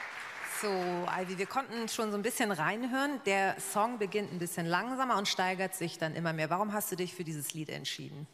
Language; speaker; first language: German; native; German